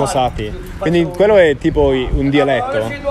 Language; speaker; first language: Italian; non-native, fluent; English